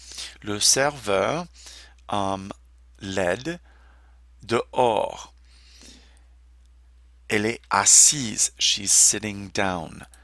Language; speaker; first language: French; non-native, fluent; English